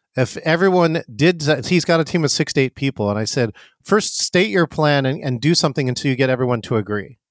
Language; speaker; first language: English; native; English